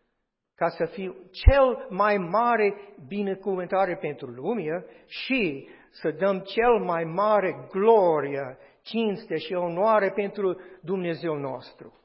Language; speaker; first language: Romanian; non-native, fluent; English